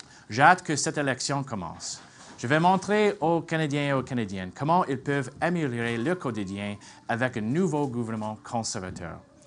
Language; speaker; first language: French; non-native, fluent; English